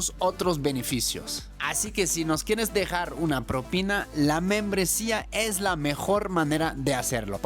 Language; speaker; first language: Spanish; native; Spanish